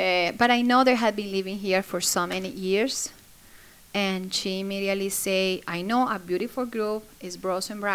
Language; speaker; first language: English; non-native, fluent; Spanish